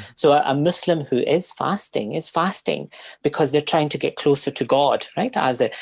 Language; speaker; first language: English; native; English